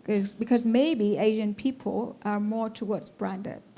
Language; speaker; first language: English; non-native, fluent; Vietnamese